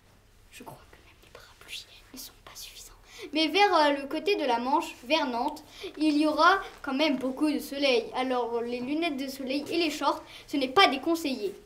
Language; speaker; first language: French; native; French